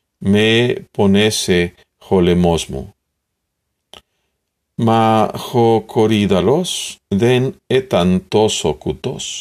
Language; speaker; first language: Greek; non-native, learner; Spanish